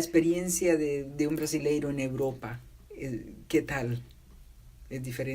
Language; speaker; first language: Portuguese; non-native, learner; Spanish